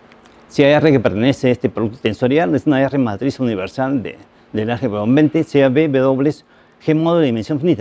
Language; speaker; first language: Spanish; native; Spanish